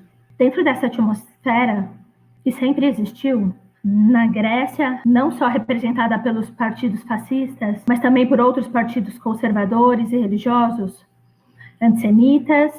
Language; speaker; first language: Portuguese; non-native, fluent; Greek